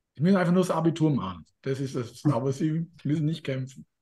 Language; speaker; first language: German; non-native, fluent; Slovak